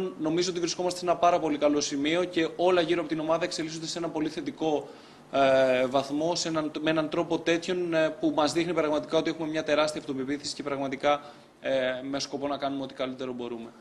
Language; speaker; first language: Greek; native; Greek